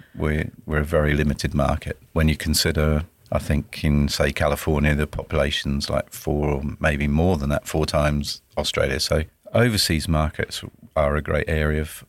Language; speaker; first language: English; native; English